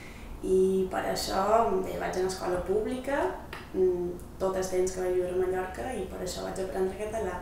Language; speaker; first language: Catalan; non-native, local second language; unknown